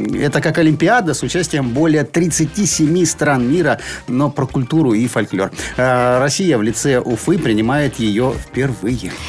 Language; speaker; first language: Russian; native; Russian